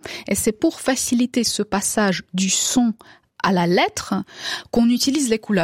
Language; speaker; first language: French; non-native, fluent; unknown